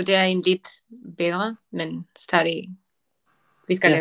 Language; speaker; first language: Danish; non-native, learner; Spanish